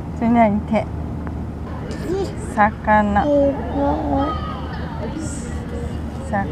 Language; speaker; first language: Japanese; native; Japanese